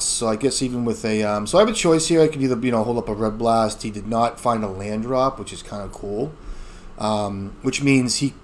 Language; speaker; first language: English; native; English